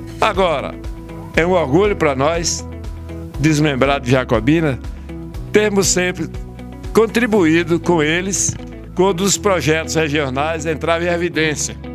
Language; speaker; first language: Portuguese; early bilingual, other home language; Italian